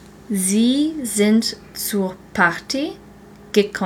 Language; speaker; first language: German; non-native, learner; English